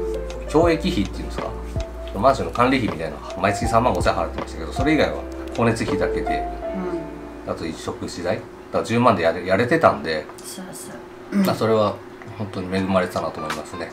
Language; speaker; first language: Japanese; native; Japanese